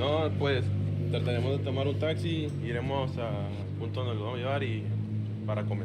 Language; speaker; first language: Spanish; native; Spanish